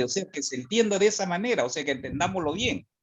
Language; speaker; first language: Spanish; native; Spanish